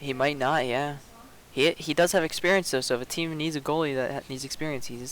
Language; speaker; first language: English; native; English